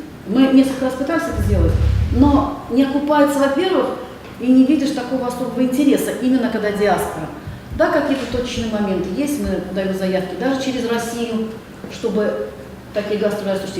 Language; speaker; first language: Russian; native; Russian